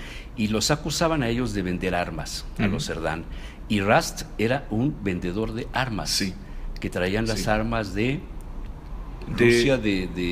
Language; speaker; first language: Spanish; native; Spanish